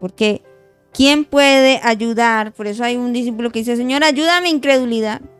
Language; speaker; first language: Spanish; native; Spanish